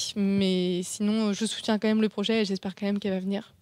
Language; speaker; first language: French; native; French